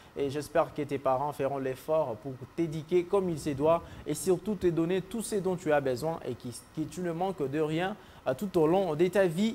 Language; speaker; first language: French; native; French